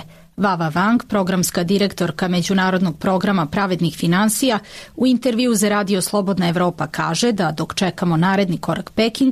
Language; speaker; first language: Serbian; native; Serbian